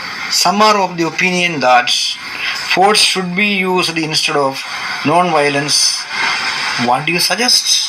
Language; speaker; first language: English; non-native, local second language; Malayalam